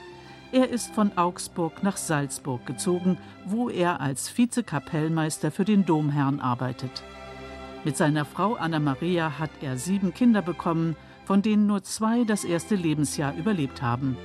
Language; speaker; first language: German; native; German